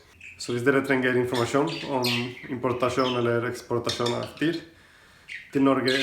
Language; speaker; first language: Norwegian; non-native, learner; Spanish